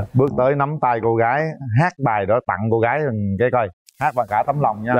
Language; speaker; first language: Vietnamese; native; Vietnamese